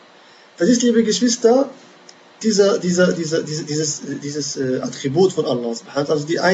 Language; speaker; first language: German; non-native, fluent; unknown